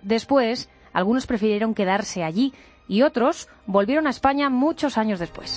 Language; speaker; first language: Spanish; native; Spanish